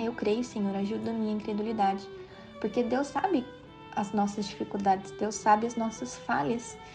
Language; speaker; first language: Portuguese; native; Portuguese